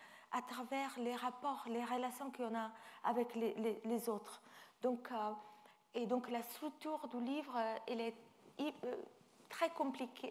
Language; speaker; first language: French; non-native, fluent; Italian